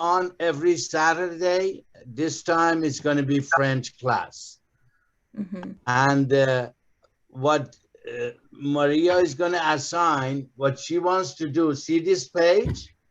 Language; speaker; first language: English; non-native, fluent; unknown